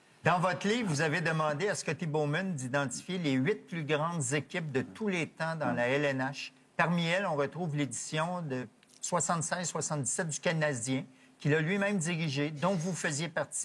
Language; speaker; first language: French; native; French